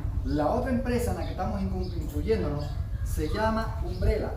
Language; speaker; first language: Spanish; native; Spanish